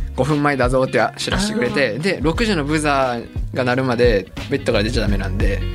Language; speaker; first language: Japanese; native; Japanese